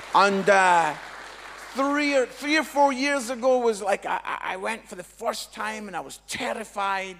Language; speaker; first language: English; native; English